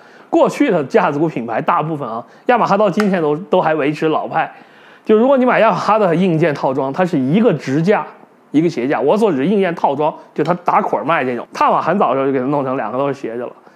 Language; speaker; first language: Chinese; native; Chinese